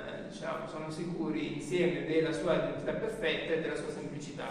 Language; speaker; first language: Italian; native; Italian